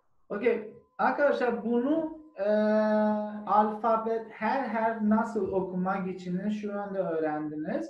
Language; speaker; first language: Turkish; non-native, learner; German